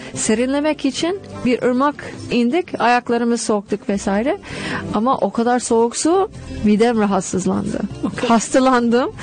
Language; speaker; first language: Turkish; non-native, fluent; English